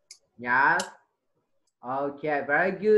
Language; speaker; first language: English; non-native, fluent; Vietnamese